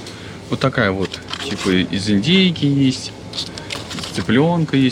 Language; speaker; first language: Russian; native; Russian